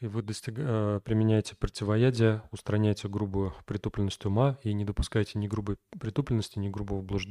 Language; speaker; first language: Russian; native; Russian